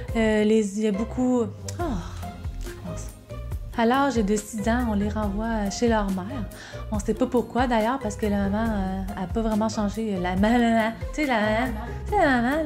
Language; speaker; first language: French; native; French